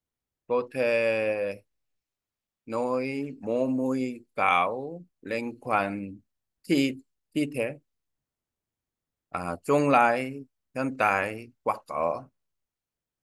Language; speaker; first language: Vietnamese; non-native, learner; Korean